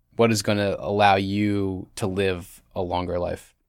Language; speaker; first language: English; native; English